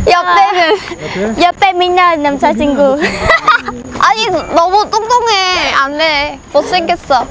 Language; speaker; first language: Korean; non-native, learner; Vietnamese